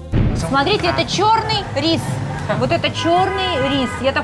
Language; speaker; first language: Russian; native; Russian